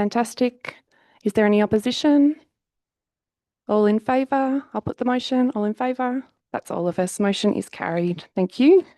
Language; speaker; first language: English; native; English